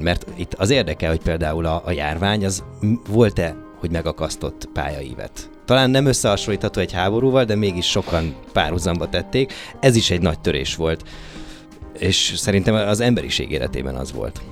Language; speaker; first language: Hungarian; native; Hungarian